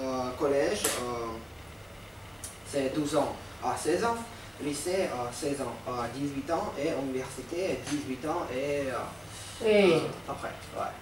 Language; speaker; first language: French; non-native, learner; Russian